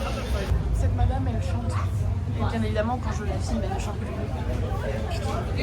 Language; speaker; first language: French; native; French